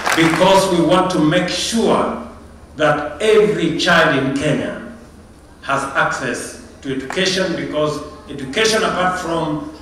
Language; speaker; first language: English; non-native, local second language; Kalenjin